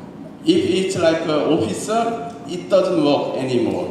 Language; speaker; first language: English; non-native, learner; Korean